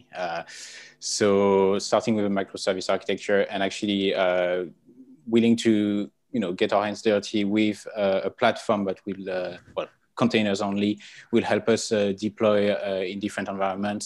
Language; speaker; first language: English; non-native, fluent; French